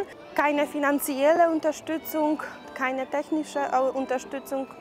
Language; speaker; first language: German; early bilingual, heritage; German